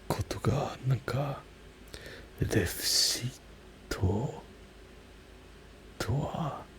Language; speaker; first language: Japanese; non-native, learner; German